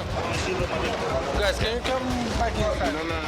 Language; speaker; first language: English; non-native, fluent; French